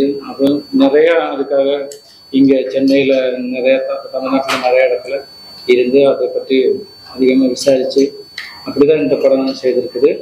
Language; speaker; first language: Tamil; non-native, learner; Malayalam